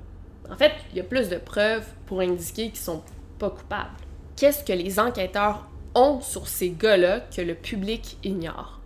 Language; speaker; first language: French; native; French